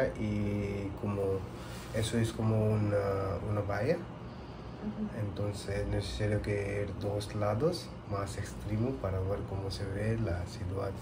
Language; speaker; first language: Spanish; non-native, learner; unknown